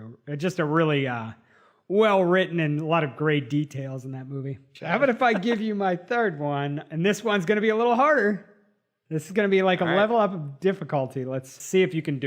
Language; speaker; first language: English; native; English